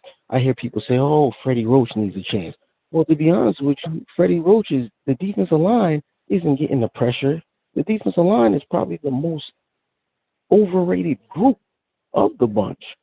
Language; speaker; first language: English; native; English